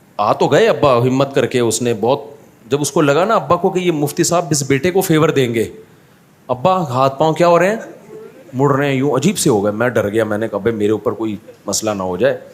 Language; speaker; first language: Urdu; native; Urdu